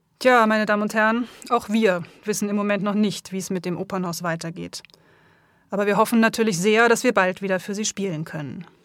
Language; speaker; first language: German; native; German